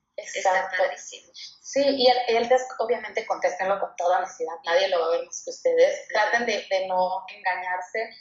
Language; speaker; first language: Spanish; native; Spanish